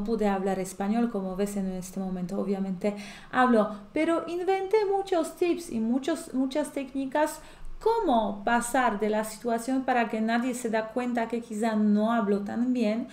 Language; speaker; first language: Spanish; non-native, fluent; Polish